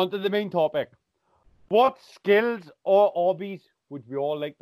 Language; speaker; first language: English; native; English